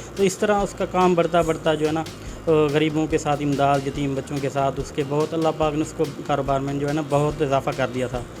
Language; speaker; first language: Urdu; non-native, local second language; Saraiki